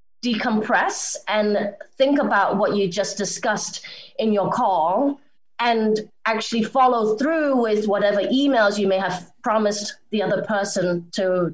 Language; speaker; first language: English; native; English